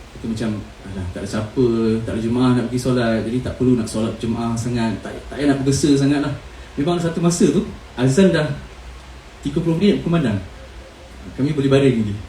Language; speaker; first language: Malay; native; Malay